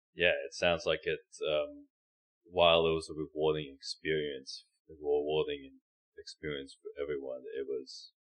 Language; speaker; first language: English; native; English